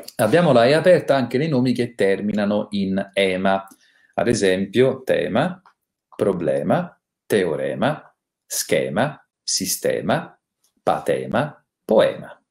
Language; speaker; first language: Italian; native; Italian